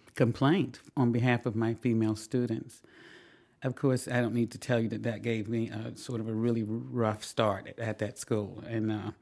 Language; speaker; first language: English; native; English